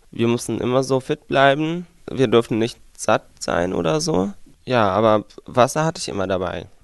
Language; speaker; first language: German; non-native, fluent; Arabic